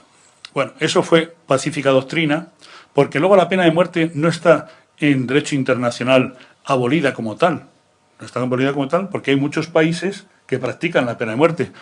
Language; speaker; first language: Spanish; native; Spanish